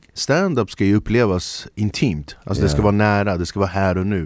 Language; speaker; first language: Swedish; early bilingual, other home language; Kurdish